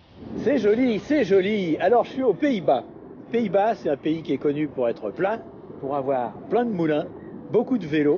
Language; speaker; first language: French; native; French